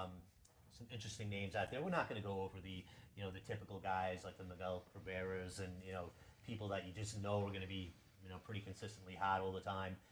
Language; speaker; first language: English; native; English